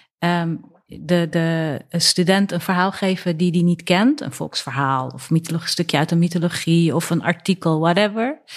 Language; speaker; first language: Dutch; early bilingual, other home language; Persian